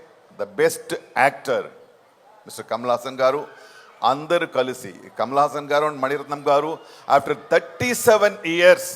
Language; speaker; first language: Telugu; non-native, fluent; Tamil